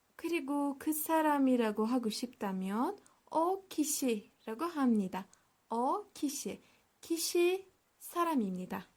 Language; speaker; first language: Korean; non-native, learner; Turkish